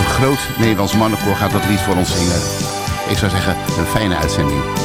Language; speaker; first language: Dutch; native; Dutch